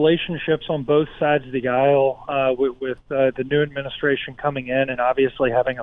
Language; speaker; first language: English; native; English